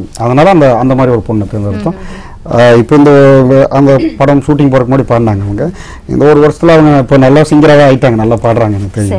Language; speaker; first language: Tamil; native; Tamil